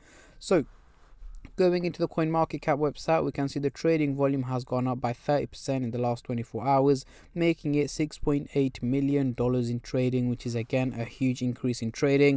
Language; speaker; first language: English; native; English